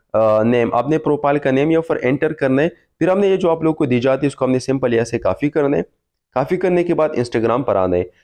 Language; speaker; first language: Urdu; non-native, local second language; Pashto